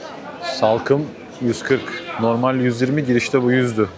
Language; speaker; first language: Turkish; native; Turkish